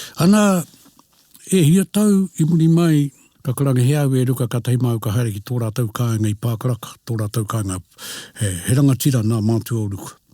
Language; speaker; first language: Māori; native; Māori